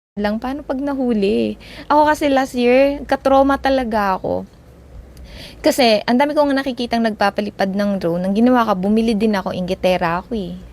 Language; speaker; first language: Filipino; native; Filipino